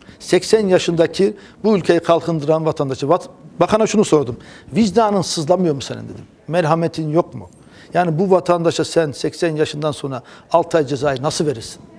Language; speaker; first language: Turkish; early bilingual, heritage; Turkish